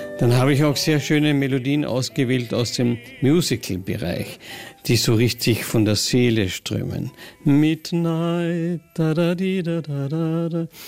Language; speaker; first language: German; native; German